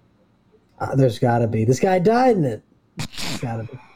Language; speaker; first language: English; native; English